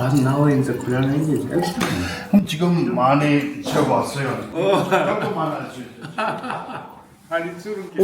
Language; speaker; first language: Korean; non-native, learner; German